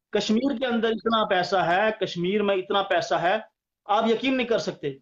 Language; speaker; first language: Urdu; non-native, local second language; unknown